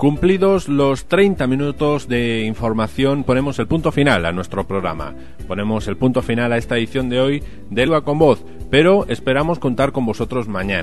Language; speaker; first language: Spanish; native; Spanish